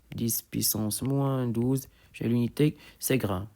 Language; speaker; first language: French; non-native, local second language; Arabic